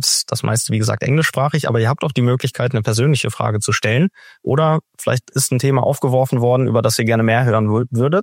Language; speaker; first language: German; native; German